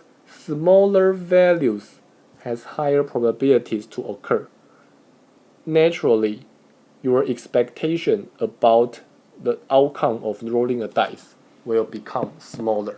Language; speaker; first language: English; non-native, fluent; Chinese